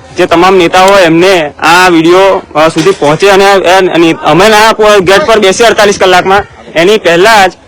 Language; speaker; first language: Gujarati; native; Gujarati